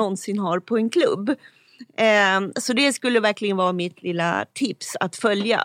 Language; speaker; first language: Swedish; native; Swedish